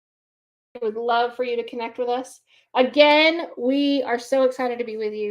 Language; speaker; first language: English; native; English